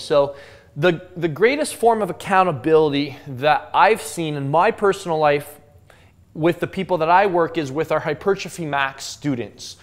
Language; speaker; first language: English; native; English